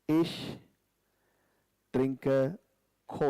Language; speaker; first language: German; non-native, fluent; Hindi